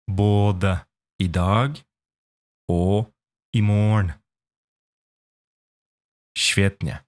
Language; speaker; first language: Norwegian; non-native, fluent; Polish